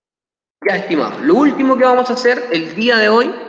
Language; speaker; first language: Spanish; native; Spanish